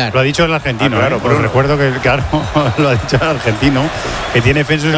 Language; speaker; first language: Spanish; native; Spanish